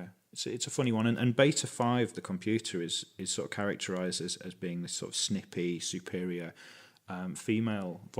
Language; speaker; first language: English; native; English